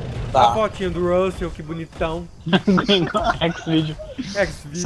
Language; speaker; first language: Portuguese; native; Portuguese